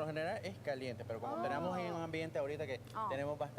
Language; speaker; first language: Spanish; native; Spanish